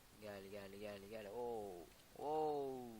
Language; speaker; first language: Turkish; native; Turkish